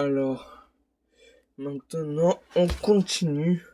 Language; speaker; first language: French; native; French